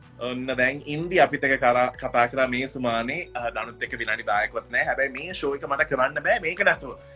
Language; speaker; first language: Sinhala; non-native, local second language; Tamil